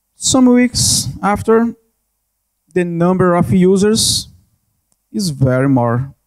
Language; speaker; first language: English; non-native, learner; Portuguese